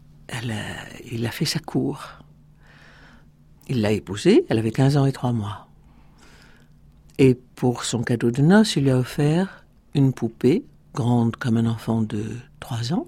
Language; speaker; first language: French; native; French